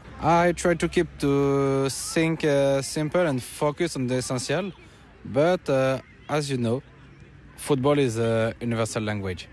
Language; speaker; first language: English; non-native, learner; French